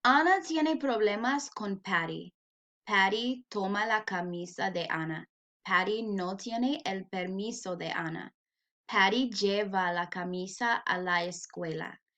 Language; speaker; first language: Spanish; non-native, fluent; English